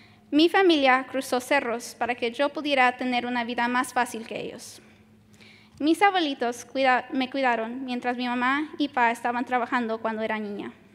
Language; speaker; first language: Spanish; early bilingual, heritage; Spanish